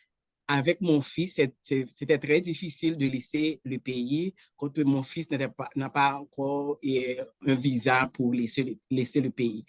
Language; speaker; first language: French; non-native, local second language; Haitian Creole